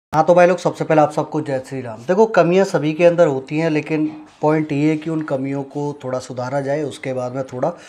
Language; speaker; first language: Hindi; native; Hindi